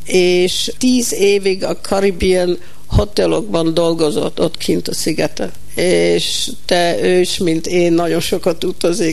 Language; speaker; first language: Hungarian; early bilingual, heritage; Hungarian